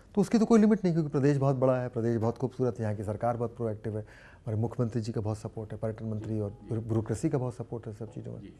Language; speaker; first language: Hindi; native; Hindi